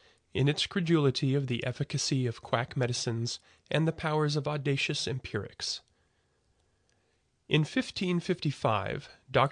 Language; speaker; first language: English; native; English